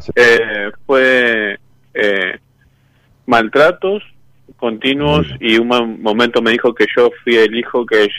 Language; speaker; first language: Spanish; native; Spanish